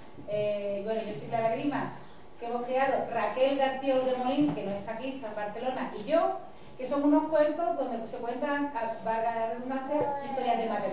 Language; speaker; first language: Spanish; native; Spanish